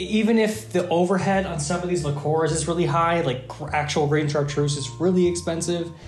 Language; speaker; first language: English; native; English